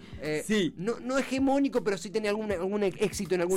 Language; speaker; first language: Spanish; native; Spanish